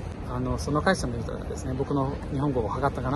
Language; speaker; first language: Japanese; non-native, fluent; Portuguese